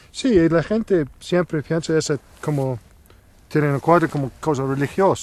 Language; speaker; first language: Spanish; non-native, learner; English